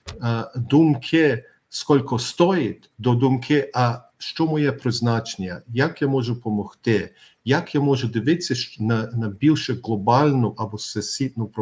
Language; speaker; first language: Ukrainian; early bilingual, heritage; Ukrainian